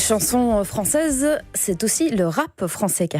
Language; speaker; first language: French; native; French